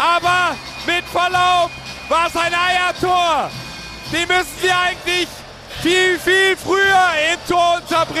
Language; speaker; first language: German; native; German